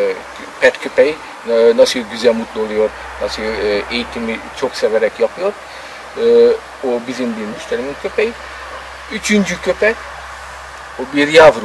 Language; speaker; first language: Turkish; non-native, fluent; Hungarian